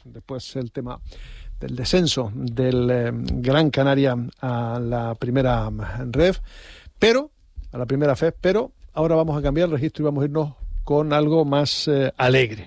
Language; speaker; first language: Spanish; native; Spanish